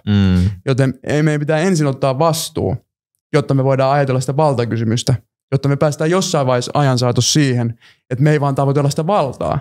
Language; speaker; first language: Finnish; early bilingual, other home language; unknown